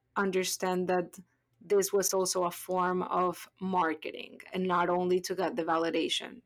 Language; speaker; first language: English; non-native, fluent; Spanish